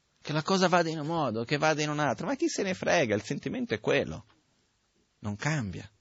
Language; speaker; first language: Italian; non-native, fluent; Portuguese